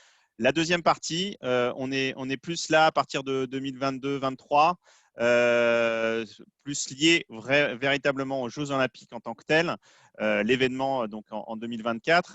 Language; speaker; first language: French; native; French